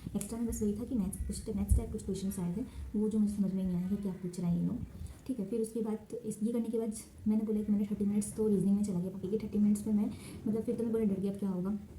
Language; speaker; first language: Hindi; non-native, local second language; Assamese